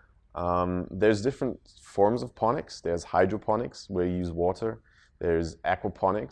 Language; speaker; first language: English; non-native, fluent; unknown